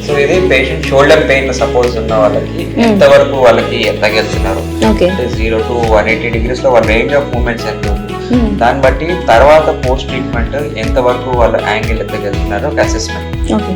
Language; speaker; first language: Telugu; native; Telugu